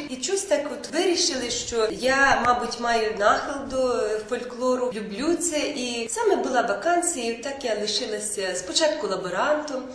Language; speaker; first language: Ukrainian; native; Ukrainian